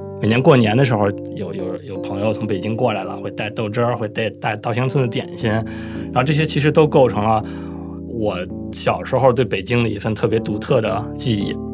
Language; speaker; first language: Chinese; native; Chinese